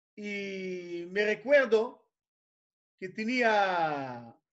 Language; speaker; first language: Spanish; non-native, fluent; Hebrew